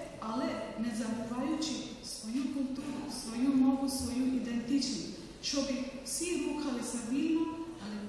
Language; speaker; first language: Ukrainian; non-native, fluent; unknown